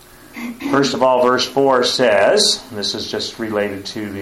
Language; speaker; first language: English; native; English